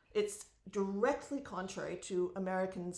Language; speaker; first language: English; native; English